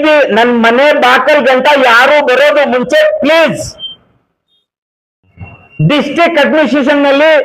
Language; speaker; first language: Kannada; native; Kannada